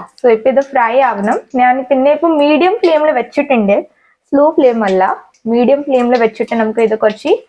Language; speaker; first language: Malayalam; native; Malayalam